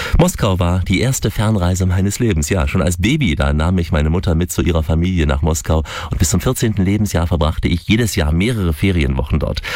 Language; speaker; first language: German; native; German